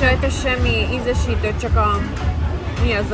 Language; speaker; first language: Hungarian; early bilingual, heritage; Hungarian